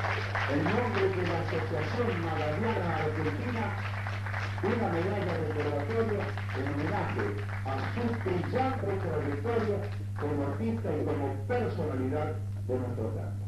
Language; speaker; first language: Spanish; native; Spanish